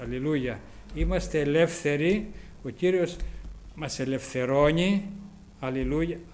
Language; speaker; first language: Greek; native; Greek